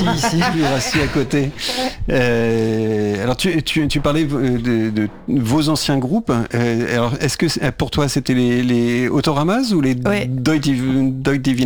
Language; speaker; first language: French; native; French